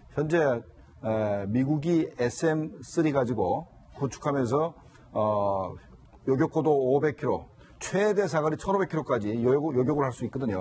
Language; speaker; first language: Korean; native; Korean